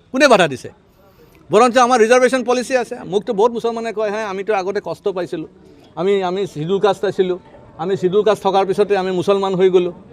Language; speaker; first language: Assamese; non-native, local second language; Bangla